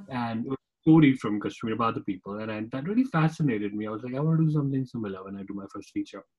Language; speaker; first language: English; non-native, local second language; Kashmiri